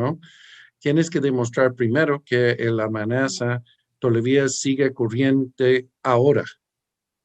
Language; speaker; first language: Spanish; early bilingual, heritage; English